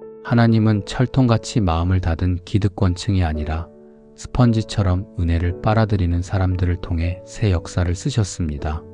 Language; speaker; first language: Korean; native; Korean